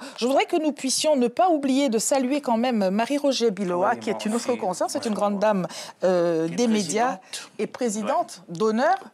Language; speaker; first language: French; native; French